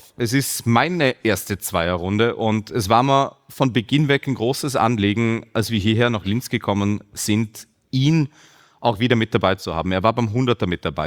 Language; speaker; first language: German; native; German